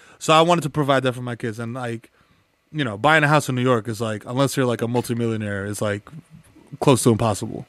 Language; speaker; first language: English; early bilingual, other home language; Spanish